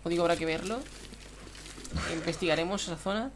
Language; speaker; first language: Spanish; native; Spanish